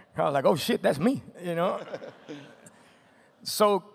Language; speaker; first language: English; native; English